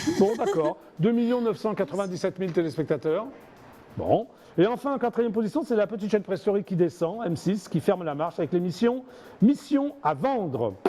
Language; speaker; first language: French; native; French